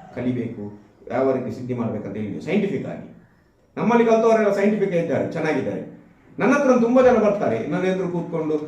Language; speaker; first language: Kannada; non-native, local second language; Tulu